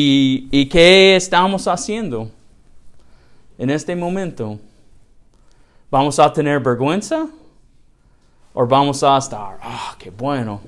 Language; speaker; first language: Spanish; non-native, learner; English